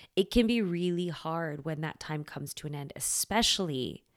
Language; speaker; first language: English; native; English